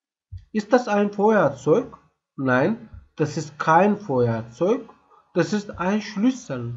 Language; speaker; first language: German; non-native, fluent; Turkish